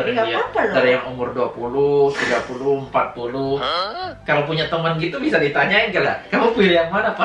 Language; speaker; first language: Indonesian; native; Indonesian